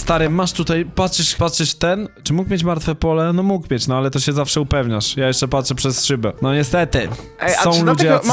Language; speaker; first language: Polish; native; Polish